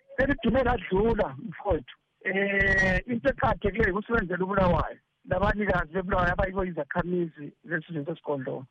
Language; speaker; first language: Zulu; native; Zulu